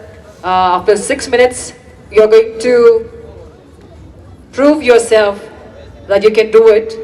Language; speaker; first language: English; non-native, fluent; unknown